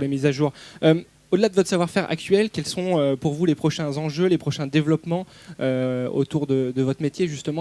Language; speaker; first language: French; native; French